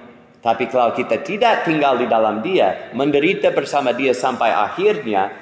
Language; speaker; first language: Indonesian; non-native, fluent; English